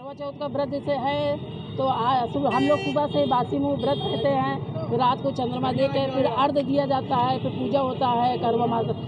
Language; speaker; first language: Hindi; native; Hindi